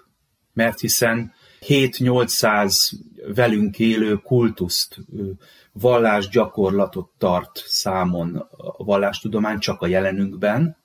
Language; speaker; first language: Hungarian; native; Hungarian